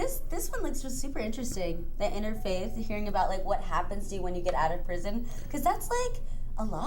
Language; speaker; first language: English; native; English